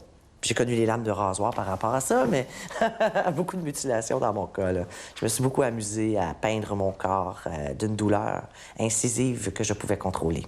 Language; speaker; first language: French; native; French